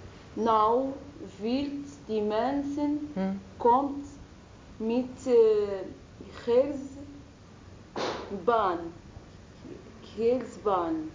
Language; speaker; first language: Dutch; non-native, learner; Arabic